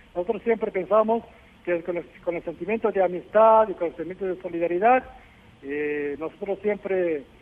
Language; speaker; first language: Spanish; non-native, fluent; Korean